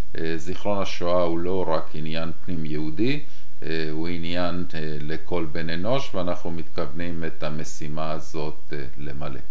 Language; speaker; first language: Hebrew; non-native, fluent; Spanish